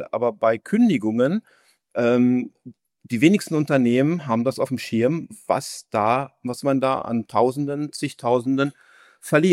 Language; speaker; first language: German; native; German